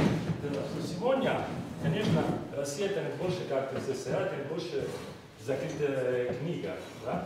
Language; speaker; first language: Russian; non-native, learner; Italian